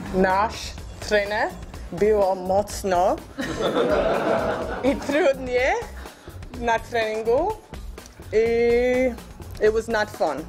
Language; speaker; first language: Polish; non-native, learner; English